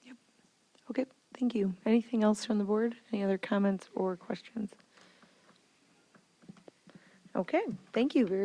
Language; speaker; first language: English; native; English